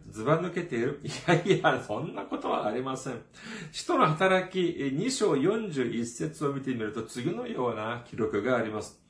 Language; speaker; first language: Japanese; non-native, fluent; Korean